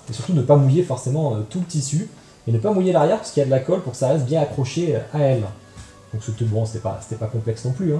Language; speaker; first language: French; native; French